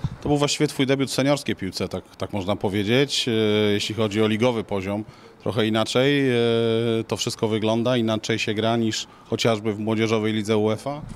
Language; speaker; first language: Polish; native; Polish